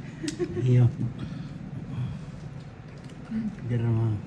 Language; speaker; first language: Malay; non-native, local second language; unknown